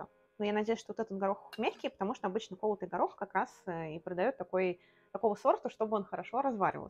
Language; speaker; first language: Russian; native; Russian